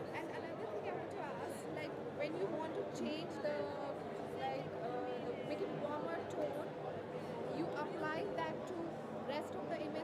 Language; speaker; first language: English; non-native, fluent; Persian